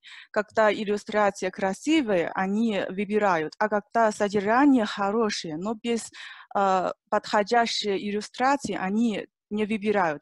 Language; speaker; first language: Russian; non-native, learner; Chinese